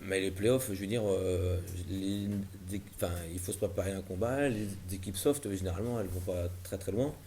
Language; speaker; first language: French; native; French